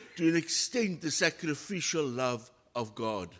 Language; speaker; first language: English; non-native, local second language; Afrikaans